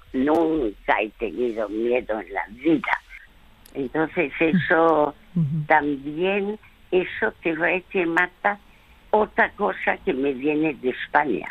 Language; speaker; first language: Spanish; early bilingual, other home language; French